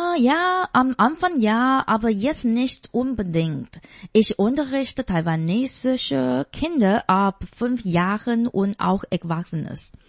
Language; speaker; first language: German; non-native, fluent; Chinese